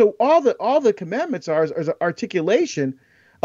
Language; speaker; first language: English; native; English